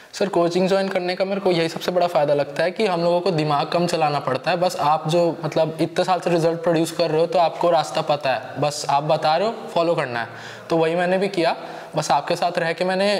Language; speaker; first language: Hindi; native; Hindi